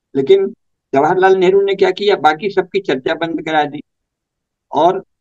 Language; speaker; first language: Hindi; native; Hindi